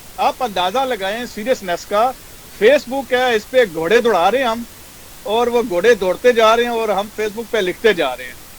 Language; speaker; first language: Urdu; non-native, local second language; Punjabi